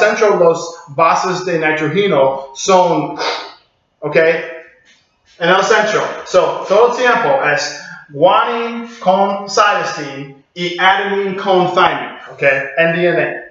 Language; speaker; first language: Spanish; non-native, learner; English